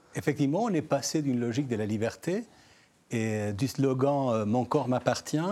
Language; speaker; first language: French; non-native, fluent; Spanish